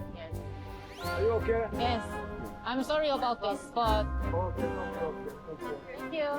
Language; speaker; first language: English; non-native, learner; Korean